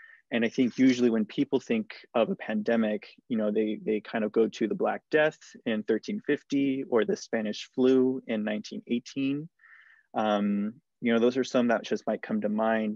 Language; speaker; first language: English; early bilingual, other home language; Spanish